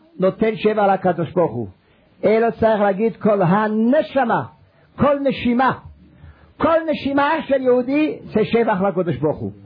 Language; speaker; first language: Hebrew; non-native, fluent; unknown